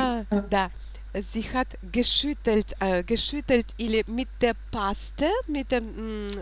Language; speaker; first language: German; non-native, fluent; Russian